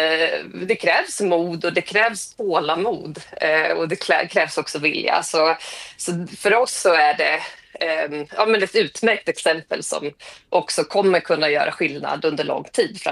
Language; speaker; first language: Swedish; native; Swedish